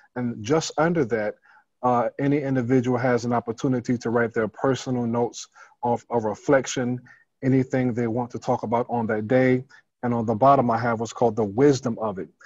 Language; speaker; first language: English; native; English